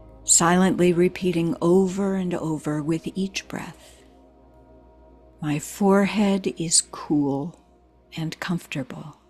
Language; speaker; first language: English; native; English